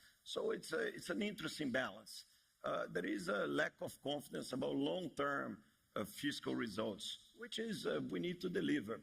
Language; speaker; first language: English; non-native, fluent; Portuguese